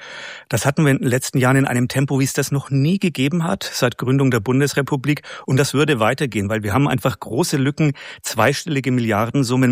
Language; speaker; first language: German; native; German